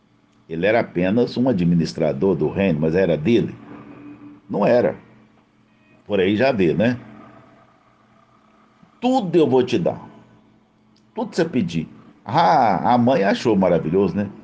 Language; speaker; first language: Portuguese; native; Portuguese